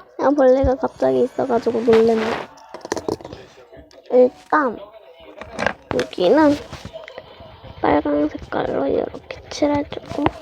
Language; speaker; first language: Korean; native; Korean